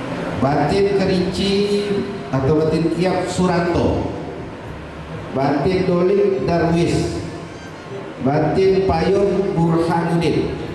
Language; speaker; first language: Indonesian; native; Indonesian